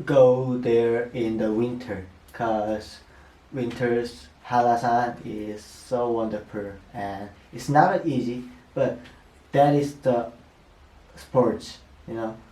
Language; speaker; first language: English; non-native, learner; Korean